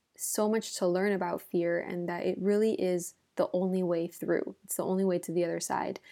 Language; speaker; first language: English; native; English